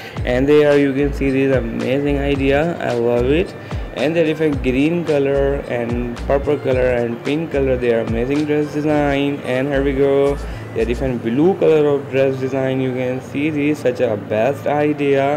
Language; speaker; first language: English; non-native, learner; Urdu